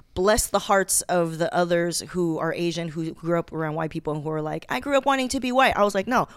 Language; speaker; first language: English; native; English